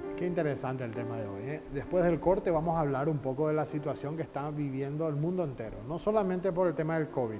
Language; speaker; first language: Spanish; native; Spanish